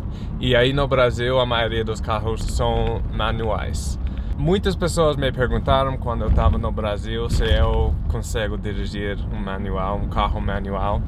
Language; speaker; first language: Portuguese; non-native, fluent; English